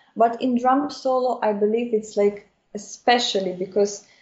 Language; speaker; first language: English; non-native, fluent; Ukrainian